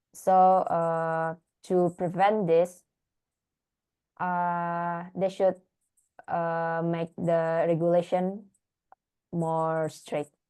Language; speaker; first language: English; non-native, learner; Indonesian